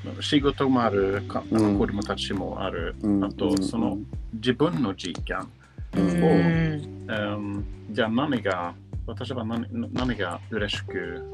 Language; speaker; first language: Japanese; non-native, learner; Swedish